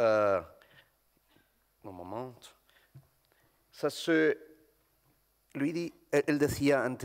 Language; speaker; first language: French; non-native, learner; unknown